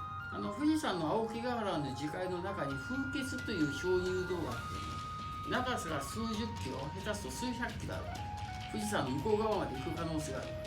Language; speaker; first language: Japanese; native; Japanese